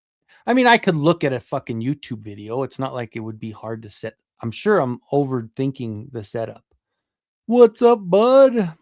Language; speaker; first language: English; native; English